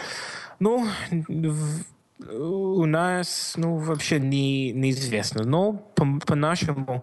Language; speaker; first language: Russian; non-native, learner; English